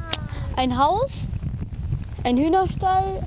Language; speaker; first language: German; early bilingual, other home language; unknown